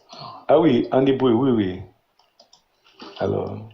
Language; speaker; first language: French; non-native, learner; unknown